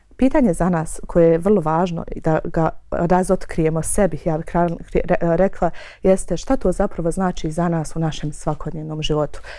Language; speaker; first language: Bosnian; native; Bosnian